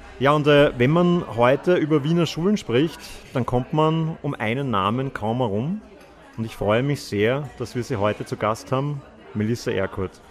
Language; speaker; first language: German; native; German